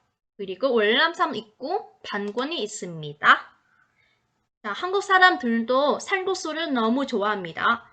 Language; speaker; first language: Korean; non-native, fluent; Vietnamese